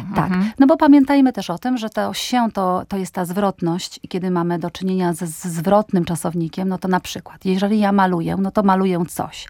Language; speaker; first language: Polish; native; Polish